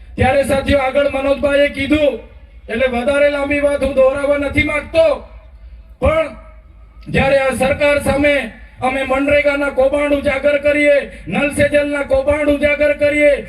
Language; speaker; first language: Gujarati; non-native, local second language; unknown